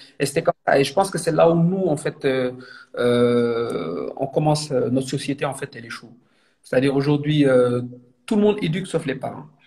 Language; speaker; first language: French; non-native, local second language; Wolof